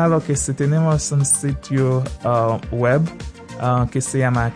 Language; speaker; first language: Spanish; non-native, fluent; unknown